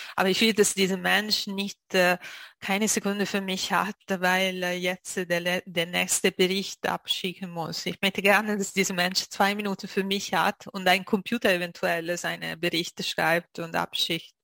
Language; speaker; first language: German; non-native, fluent; Italian